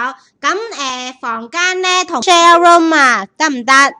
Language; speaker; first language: Chinese; native; Chinese